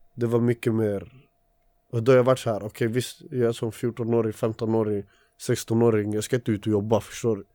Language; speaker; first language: Swedish; early bilingual, other home language; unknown